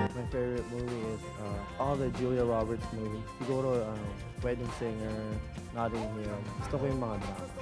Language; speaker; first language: Filipino; early bilingual, heritage; Filipino